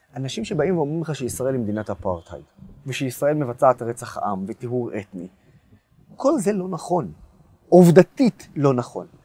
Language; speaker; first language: Hebrew; non-native, local second language; Arabic